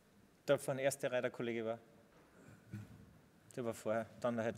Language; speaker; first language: German; native; German